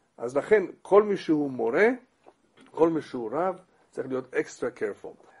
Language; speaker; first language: Hebrew; non-native, fluent; English